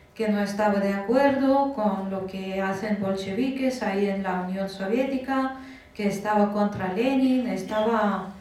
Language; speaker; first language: Spanish; non-native, fluent; Russian